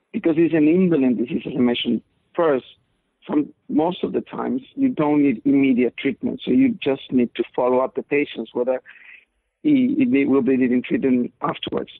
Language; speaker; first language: English; non-native, fluent; Spanish